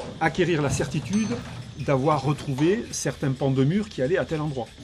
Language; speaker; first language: French; native; French